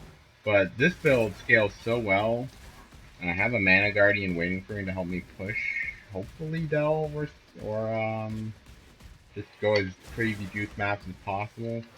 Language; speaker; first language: English; native; English